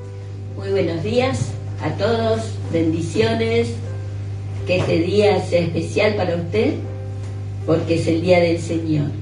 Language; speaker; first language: Spanish; native; Spanish